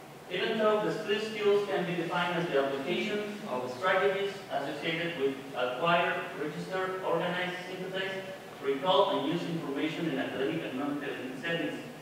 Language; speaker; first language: English; non-native, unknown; Spanish